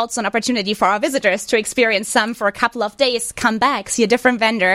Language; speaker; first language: English; non-native, fluent; German